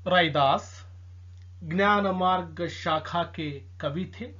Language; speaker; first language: Hindi; non-native, local second language; Telugu